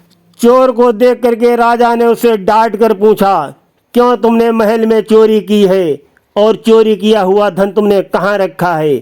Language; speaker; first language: Hindi; native; Hindi